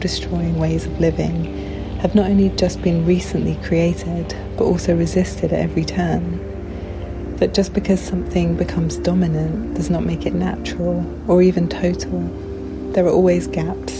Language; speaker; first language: English; native; English